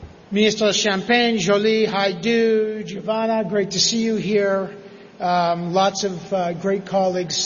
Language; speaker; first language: English; native; English